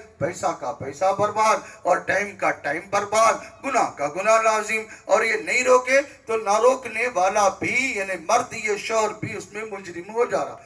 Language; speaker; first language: Urdu; native; Urdu